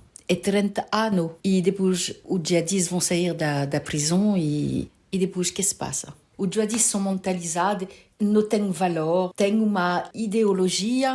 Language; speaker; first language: Portuguese; early bilingual, heritage; Portuguese